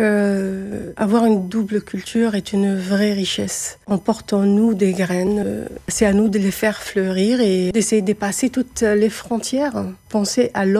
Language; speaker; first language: French; non-native, local second language; Arabic